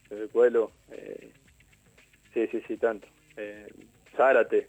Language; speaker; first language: Italian; non-native, learner; Spanish